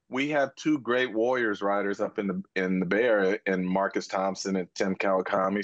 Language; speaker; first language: English; native; English